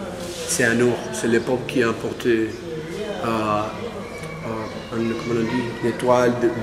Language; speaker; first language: French; non-native, learner; Spanish